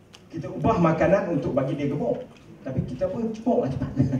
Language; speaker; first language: Malay; native; Malay